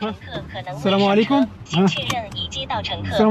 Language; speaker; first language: Arabic; native; Arabic